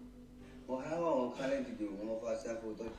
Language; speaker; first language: Chinese; non-native, learner; Burmese